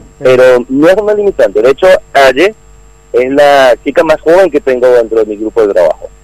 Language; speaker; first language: Spanish; native; Spanish